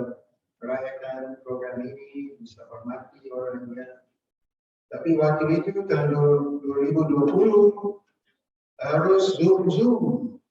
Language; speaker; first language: Indonesian; non-native, fluent; English